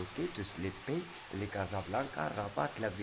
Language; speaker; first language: French; non-native, learner; Arabic